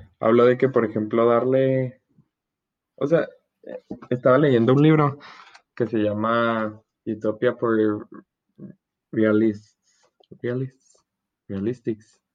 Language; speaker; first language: Spanish; native; Spanish